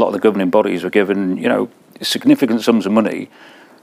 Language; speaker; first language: English; native; English